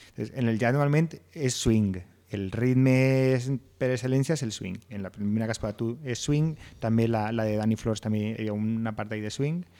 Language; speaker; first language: Catalan; native; Catalan